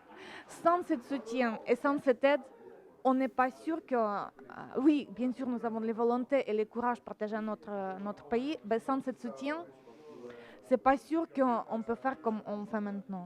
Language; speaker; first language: French; non-native, fluent; Ukrainian